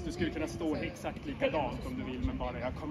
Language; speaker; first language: Swedish; native; Swedish